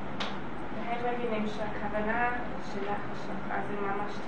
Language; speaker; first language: Hebrew; non-native, learner; English